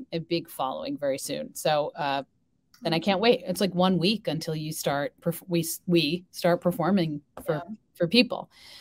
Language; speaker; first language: English; native; English